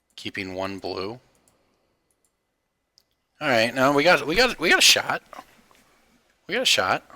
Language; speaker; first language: English; native; English